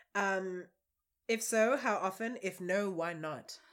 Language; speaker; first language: English; native; English